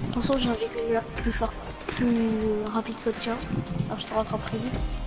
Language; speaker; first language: French; native; French